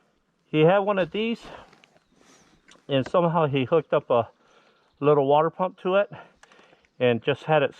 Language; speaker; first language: English; native; English